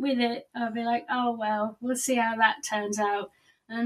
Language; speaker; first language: English; native; English